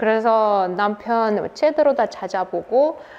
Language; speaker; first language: Korean; non-native, fluent; Russian